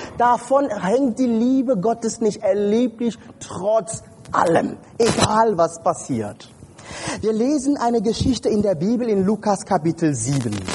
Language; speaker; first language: German; non-native, fluent; French